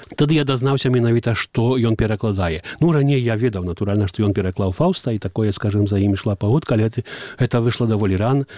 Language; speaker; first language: Belarusian; non-native, fluent; Ukrainian